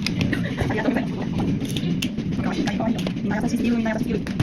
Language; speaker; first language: Japanese; non-native, learner; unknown